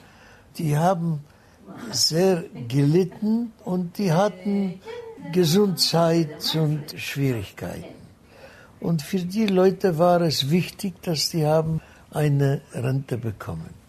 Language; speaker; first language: German; non-native, fluent; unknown